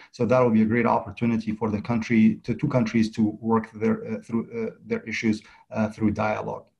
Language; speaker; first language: English; non-native, fluent; Central Kurdish